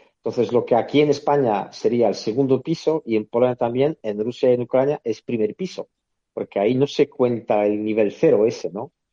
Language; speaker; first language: Spanish; non-native, fluent; Polish